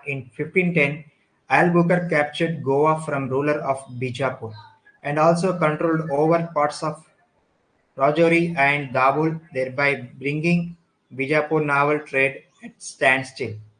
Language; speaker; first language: English; non-native, local second language; Telugu